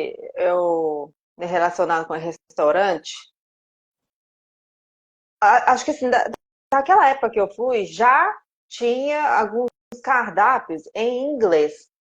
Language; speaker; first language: Portuguese; non-native, fluent; Japanese